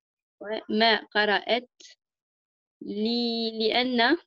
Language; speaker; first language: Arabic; non-native, learner; French